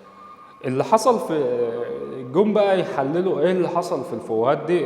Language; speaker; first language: Arabic; native; Arabic